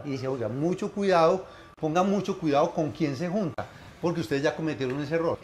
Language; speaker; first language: Spanish; native; Spanish